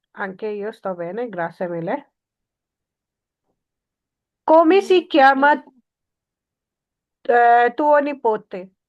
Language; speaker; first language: Italian; non-native, learner; Urdu